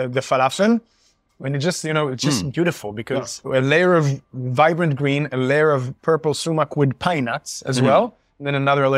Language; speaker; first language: English; non-native, fluent; Hebrew